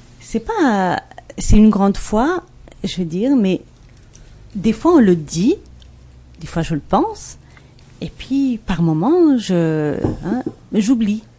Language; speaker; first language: French; non-native, local second language; Malagasy